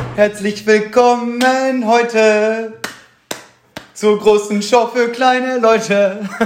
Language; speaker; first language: German; native; German